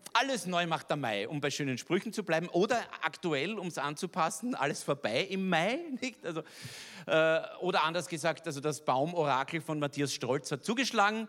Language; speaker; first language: German; native; German